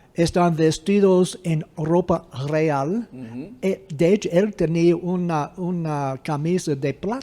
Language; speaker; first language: Spanish; non-native, fluent; English